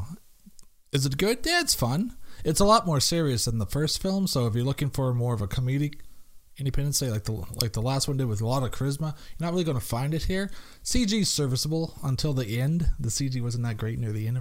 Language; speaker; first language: English; native; English